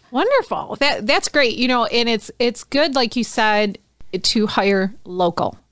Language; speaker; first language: English; native; English